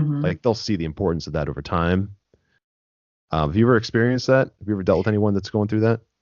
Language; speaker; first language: English; native; English